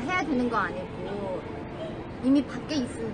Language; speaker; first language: Korean; non-native, fluent; Chinese